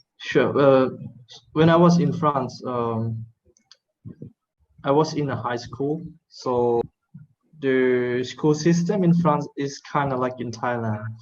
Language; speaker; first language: English; non-native, fluent; Thai